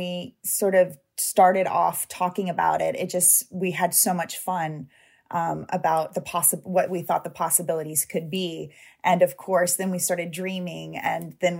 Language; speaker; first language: English; native; English